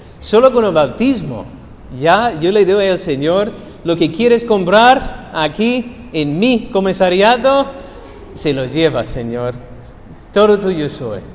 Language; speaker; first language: Spanish; non-native, fluent; English